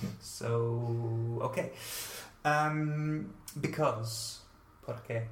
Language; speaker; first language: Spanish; non-native, fluent; English